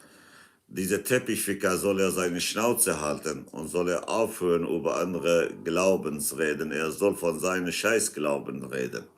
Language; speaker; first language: German; non-native, fluent; Kurdish